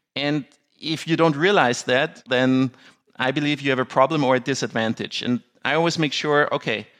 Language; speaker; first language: English; non-native, fluent; German